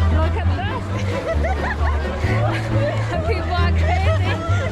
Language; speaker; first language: English; non-native, fluent; Chinese